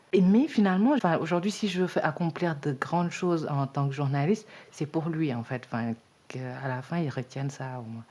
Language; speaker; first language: French; early bilingual, other home language; Wolof